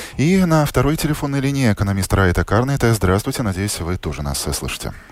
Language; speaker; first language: Russian; native; Russian